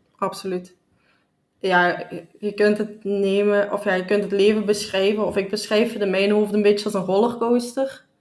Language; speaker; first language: Dutch; native; Dutch